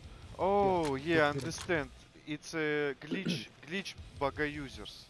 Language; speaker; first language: English; non-native, learner; Russian